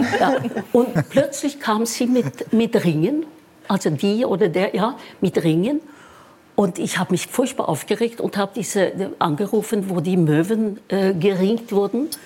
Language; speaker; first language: German; non-native, fluent; Norwegian